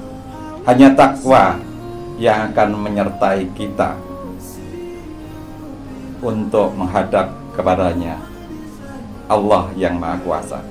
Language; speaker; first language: Indonesian; native; Indonesian